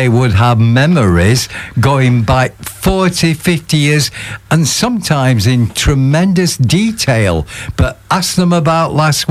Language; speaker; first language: English; native; English